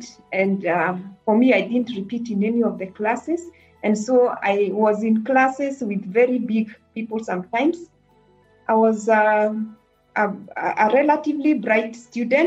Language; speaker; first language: English; non-native, local second language; Kikuyu